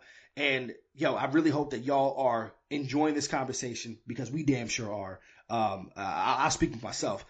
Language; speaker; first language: English; native; English